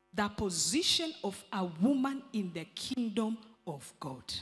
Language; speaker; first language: English; non-native, local second language; Swahili